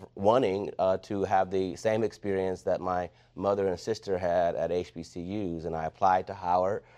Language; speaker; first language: English; native; English